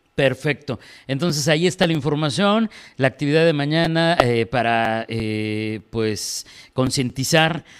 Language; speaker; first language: Spanish; native; Spanish